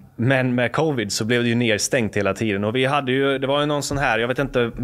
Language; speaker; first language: Swedish; native; Swedish